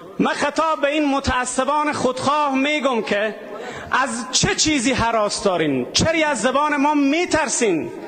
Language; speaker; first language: Persian; native; Persian